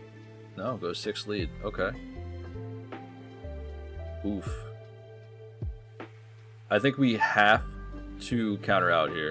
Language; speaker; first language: English; native; English